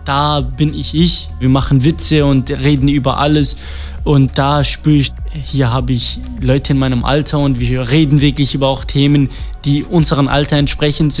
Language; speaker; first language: German; non-native, fluent; Kurdish